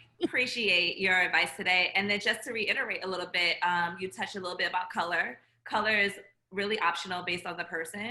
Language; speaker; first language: English; native; English